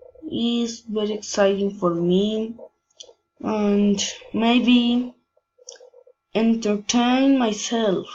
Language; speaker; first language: English; non-native, learner; Spanish